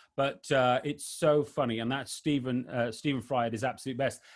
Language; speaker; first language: English; native; English